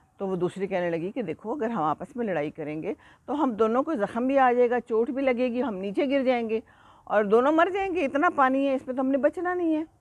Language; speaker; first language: Urdu; native; Urdu